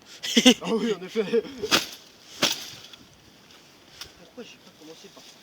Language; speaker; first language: French; native; French